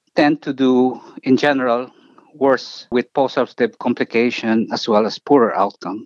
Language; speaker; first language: English; non-native, local second language; Filipino